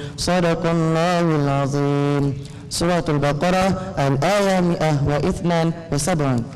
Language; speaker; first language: Arabic; non-native, learner; Malay